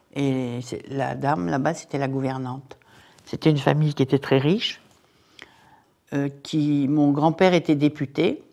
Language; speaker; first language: French; early bilingual, other home language; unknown